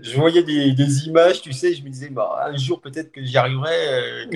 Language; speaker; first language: French; native; French